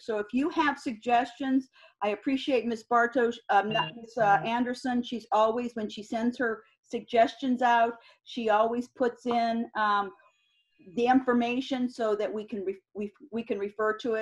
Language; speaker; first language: English; native; English